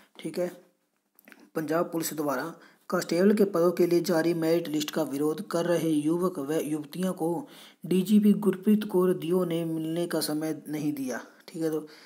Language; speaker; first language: Hindi; non-native, local second language; Punjabi